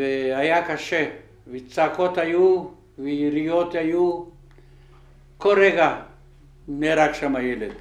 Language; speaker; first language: Hebrew; non-native, fluent; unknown